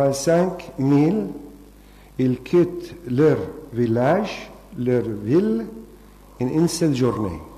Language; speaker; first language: French; non-native, fluent; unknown